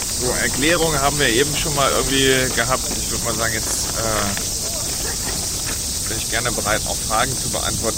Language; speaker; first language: German; native; German